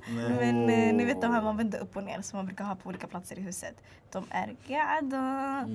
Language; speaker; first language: Swedish; early bilingual, other home language; Arabic